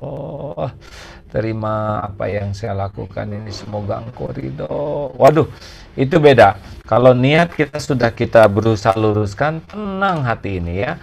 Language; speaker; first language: Indonesian; native; Indonesian